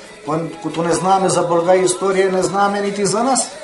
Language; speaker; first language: Bulgarian; early bilingual, heritage; Bulgarian